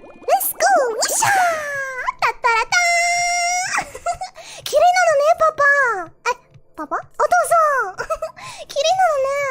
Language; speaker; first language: Japanese; non-native, learner; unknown